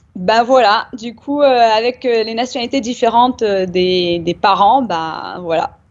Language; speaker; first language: French; native; French